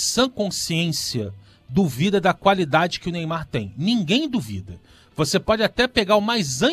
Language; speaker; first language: Portuguese; native; Portuguese